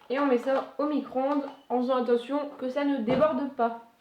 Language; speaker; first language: French; native; French